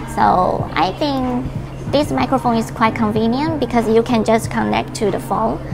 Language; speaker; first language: English; non-native, learner; Chinese